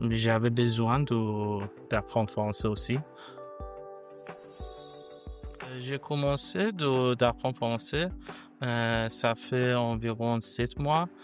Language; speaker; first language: French; non-native, learner; Persian